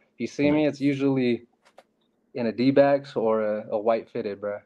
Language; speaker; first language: English; native; English